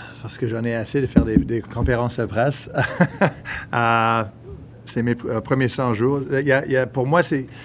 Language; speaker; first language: French; non-native, local second language; English